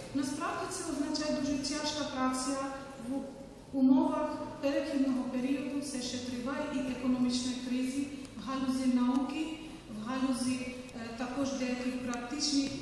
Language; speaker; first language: Ukrainian; non-native, fluent; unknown